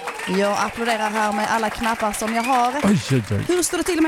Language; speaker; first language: Swedish; native; Swedish